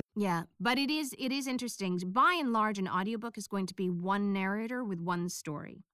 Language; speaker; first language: English; native; English